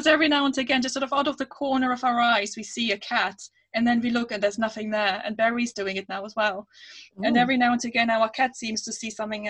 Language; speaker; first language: English; non-native, fluent; German